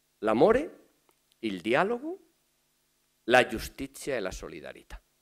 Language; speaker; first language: Italian; non-native, fluent; Spanish